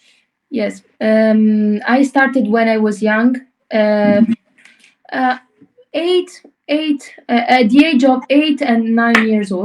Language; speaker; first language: English; non-native, learner; Italian